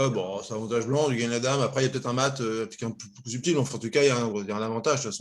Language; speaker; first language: French; native; French